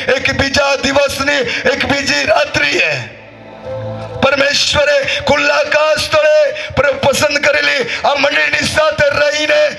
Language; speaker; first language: Gujarati; non-native, local second language; Gamit